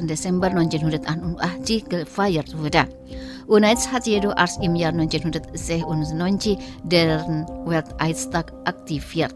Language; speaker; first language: German; non-native, fluent; Indonesian